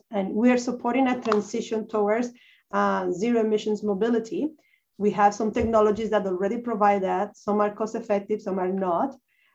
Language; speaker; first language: English; non-native, fluent; Spanish